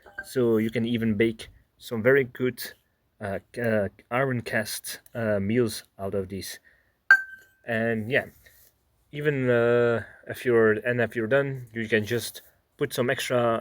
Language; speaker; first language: English; non-native, fluent; Dutch